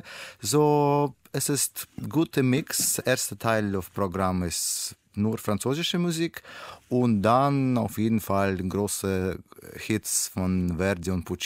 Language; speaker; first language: German; non-native, learner; Russian